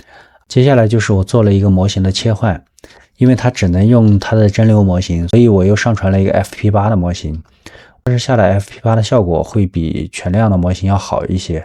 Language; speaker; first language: Chinese; native; Chinese